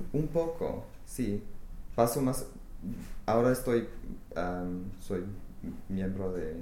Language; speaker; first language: Spanish; non-native, fluent; English